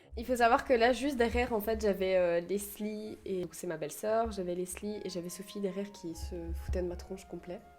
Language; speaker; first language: French; early bilingual, other home language; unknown